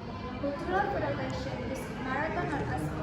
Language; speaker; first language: English; non-native, learner; Indonesian